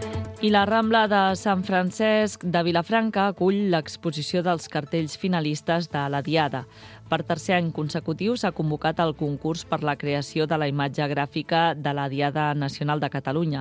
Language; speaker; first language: Catalan; native; Catalan